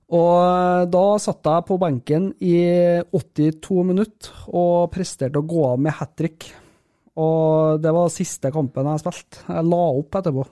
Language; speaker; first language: Norwegian; native; Norwegian